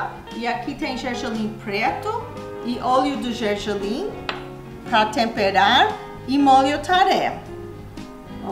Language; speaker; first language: Portuguese; non-native, fluent; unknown